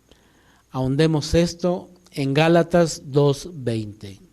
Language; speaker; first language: Spanish; native; Spanish